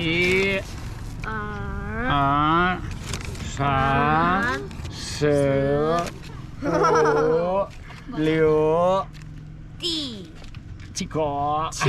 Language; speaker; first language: Chinese; non-native, learner; Italian